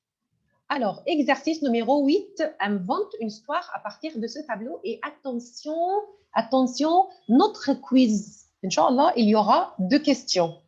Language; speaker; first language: French; non-native, fluent; Arabic